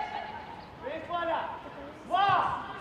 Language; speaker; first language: Russian; native; Russian